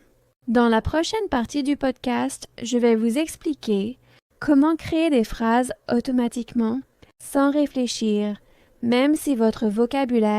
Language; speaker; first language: French; non-native, fluent; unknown